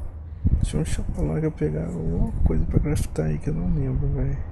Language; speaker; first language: Portuguese; native; Portuguese